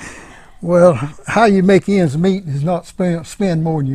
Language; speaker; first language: English; native; English